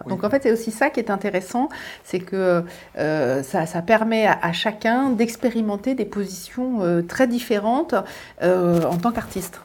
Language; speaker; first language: French; native; French